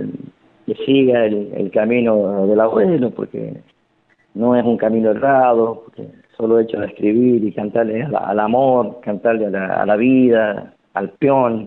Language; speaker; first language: Spanish; native; Spanish